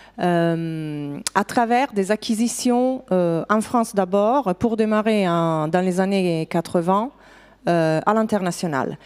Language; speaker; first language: French; non-native, fluent; Italian